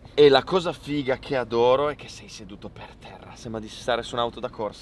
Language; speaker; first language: Italian; native; Italian